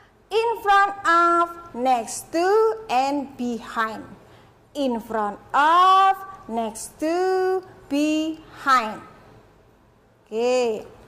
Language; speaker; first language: English; non-native, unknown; Indonesian